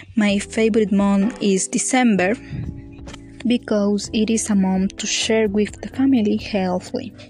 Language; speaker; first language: English; non-native, learner; Spanish